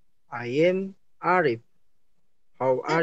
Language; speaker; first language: English; non-native, learner; Indonesian